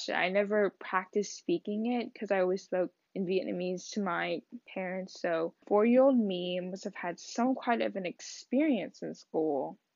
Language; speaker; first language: English; early bilingual, other home language; Vietnamese